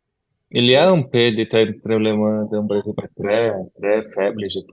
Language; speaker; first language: French; non-native, learner; Portuguese